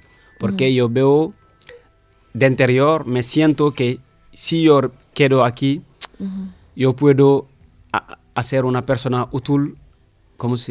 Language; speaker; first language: Spanish; non-native, learner; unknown